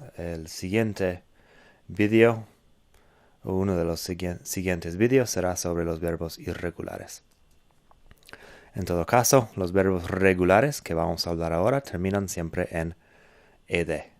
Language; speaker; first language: Spanish; non-native, fluent; English